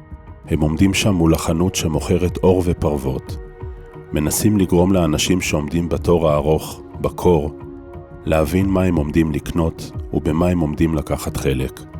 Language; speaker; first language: Hebrew; native; Hebrew